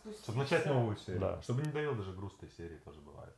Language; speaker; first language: Russian; native; Russian